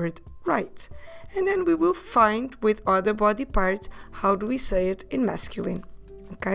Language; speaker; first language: English; non-native, fluent; Portuguese